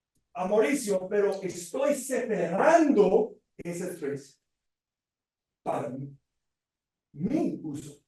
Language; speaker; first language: Spanish; non-native, fluent; English